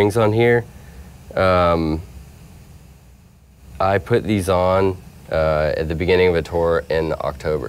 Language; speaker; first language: English; native; English